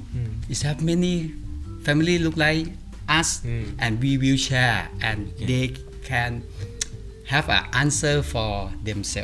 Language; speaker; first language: English; non-native, learner; Thai